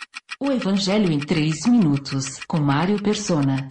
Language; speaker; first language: Portuguese; native; Portuguese